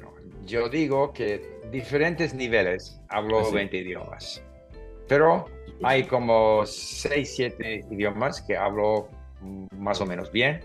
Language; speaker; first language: Spanish; non-native, fluent; English